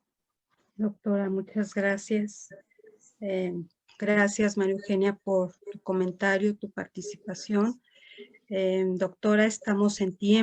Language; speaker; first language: Spanish; native; Spanish